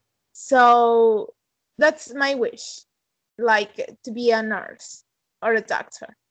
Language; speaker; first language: English; non-native, fluent; Spanish